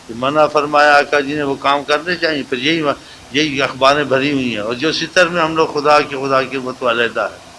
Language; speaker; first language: Urdu; non-native, local second language; Saraiki